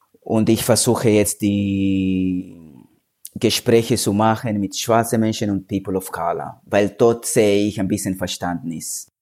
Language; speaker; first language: German; non-native, learner; Swahili